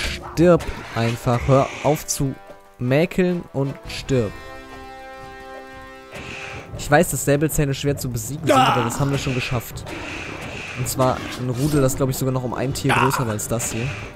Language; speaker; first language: German; native; German